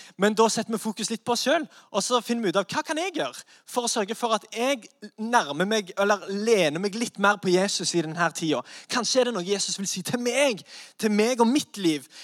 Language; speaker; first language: Norwegian; native; Norwegian